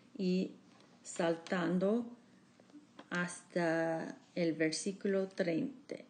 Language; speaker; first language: Spanish; non-native, learner; English